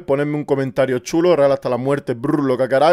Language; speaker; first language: Spanish; native; Spanish